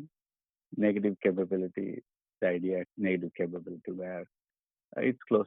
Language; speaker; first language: English; non-native, local second language; Tamil